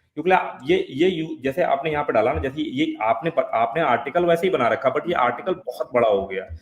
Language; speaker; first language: Hindi; native; Hindi